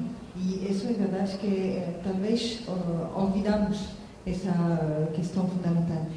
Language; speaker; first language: Portuguese; non-native, fluent; French